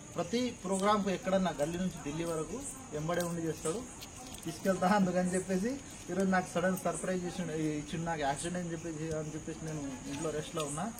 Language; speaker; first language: Telugu; non-native, local second language; Lambadi